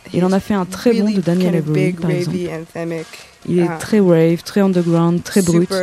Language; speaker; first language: French; non-native, fluent; English